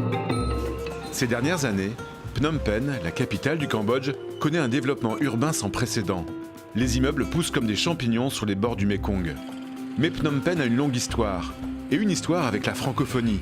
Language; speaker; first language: French; native; French